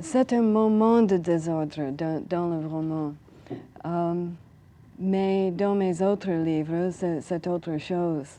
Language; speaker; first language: French; non-native, learner; English